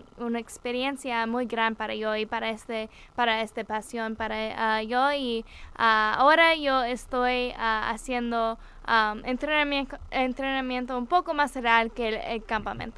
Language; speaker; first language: Spanish; non-native, learner; English